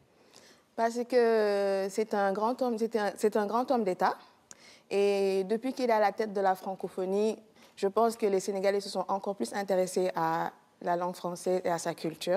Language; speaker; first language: French; non-native, local second language; Wolof